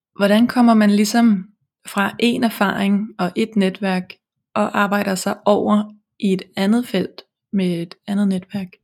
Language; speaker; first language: Danish; native; Danish